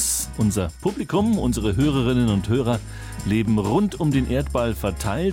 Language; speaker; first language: German; native; German